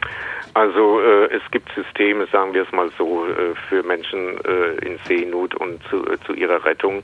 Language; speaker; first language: German; native; German